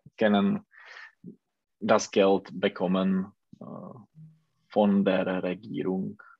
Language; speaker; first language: German; non-native, learner; Czech